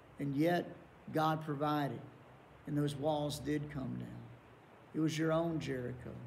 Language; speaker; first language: English; native; English